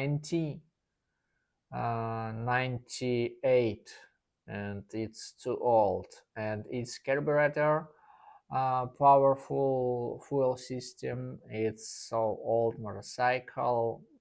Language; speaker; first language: English; non-native, learner; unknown